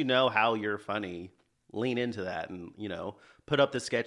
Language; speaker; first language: English; native; English